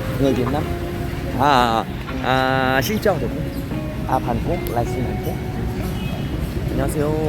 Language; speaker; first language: Vietnamese; non-native, learner; Korean